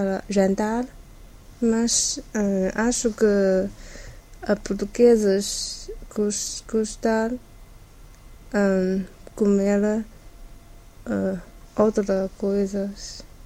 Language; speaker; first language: Portuguese; non-native, learner; Chinese